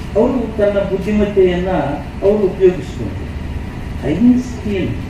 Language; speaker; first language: Kannada; non-native, local second language; Telugu